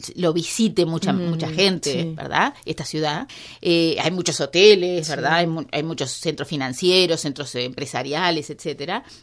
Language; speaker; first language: Spanish; native; Spanish